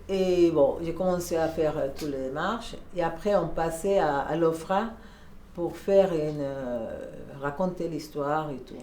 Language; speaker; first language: French; non-native, learner; Spanish